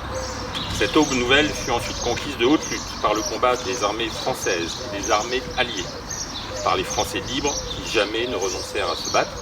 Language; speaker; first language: French; native; French